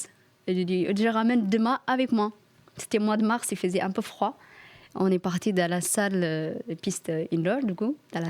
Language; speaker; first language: French; non-native, fluent; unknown